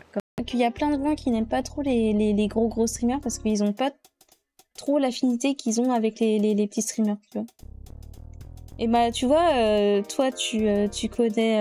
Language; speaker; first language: French; native; French